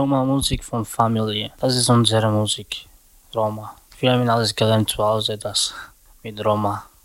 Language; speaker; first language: German; non-native, learner; Romany